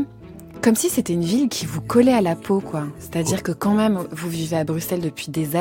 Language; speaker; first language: French; native; French